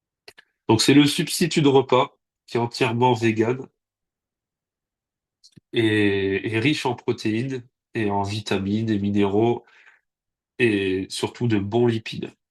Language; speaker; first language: French; native; French